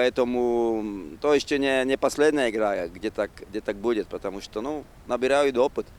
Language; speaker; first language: Russian; non-native, fluent; Slovak